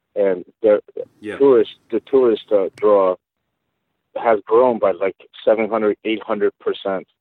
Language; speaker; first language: English; early bilingual, other home language; Spanish